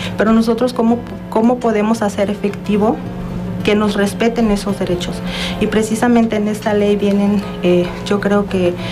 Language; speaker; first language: Spanish; non-native, local second language; Nahuatl languages